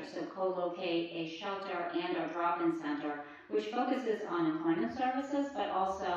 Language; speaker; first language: English; early bilingual, other home language; French